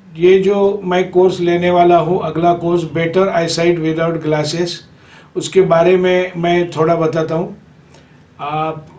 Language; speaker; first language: Hindi; non-native, local second language; Marathi